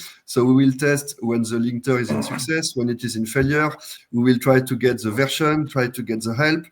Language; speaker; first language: English; non-native, fluent; French